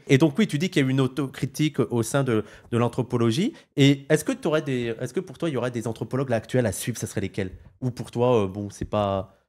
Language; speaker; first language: French; native; French